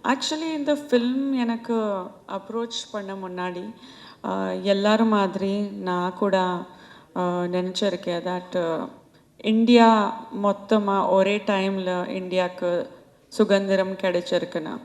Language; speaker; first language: Tamil; non-native, fluent; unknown